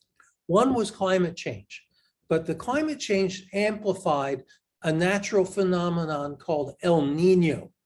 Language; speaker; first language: English; native; English